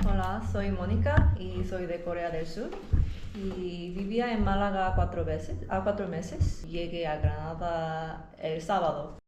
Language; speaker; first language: Spanish; non-native, learner; Korean